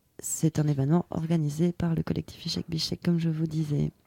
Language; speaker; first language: French; native; French